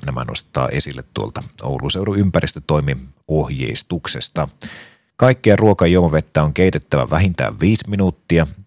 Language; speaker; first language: Finnish; native; Finnish